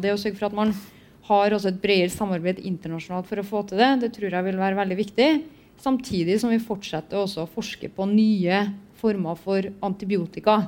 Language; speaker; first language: Norwegian; native; Norwegian